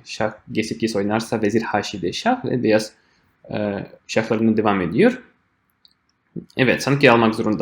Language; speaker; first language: Turkish; non-native, fluent; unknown